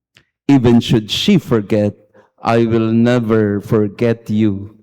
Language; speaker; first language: English; non-native, local second language; Filipino